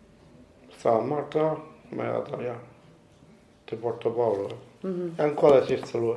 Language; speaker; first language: Italian; non-native, learner; Maltese